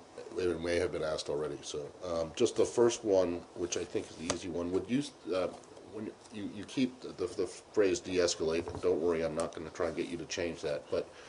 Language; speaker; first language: English; native; English